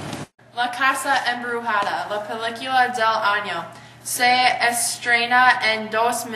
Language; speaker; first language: Spanish; non-native, learner; English